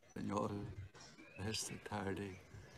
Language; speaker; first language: Spanish; non-native, learner; English